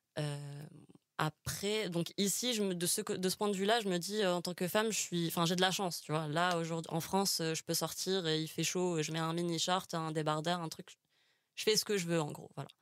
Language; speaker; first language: French; non-native, local second language; Arabic